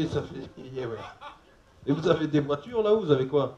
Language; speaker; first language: French; native; French